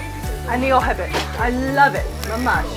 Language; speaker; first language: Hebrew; non-native, learner; English